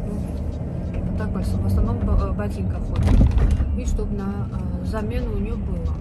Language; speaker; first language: Russian; native; Russian